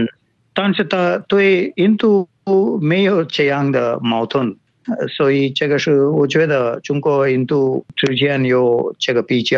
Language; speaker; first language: Chinese; non-native, fluent; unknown